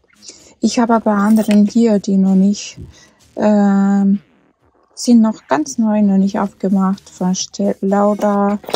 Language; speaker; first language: German; non-native, fluent; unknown